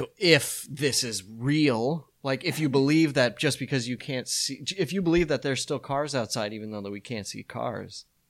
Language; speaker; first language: English; native; English